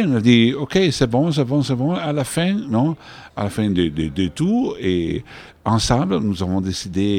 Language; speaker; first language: French; non-native, learner; Italian